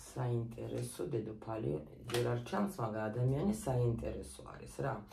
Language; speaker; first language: Georgian; non-native, local second language; Russian